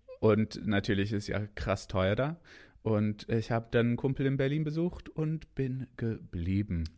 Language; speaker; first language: German; non-native, fluent; English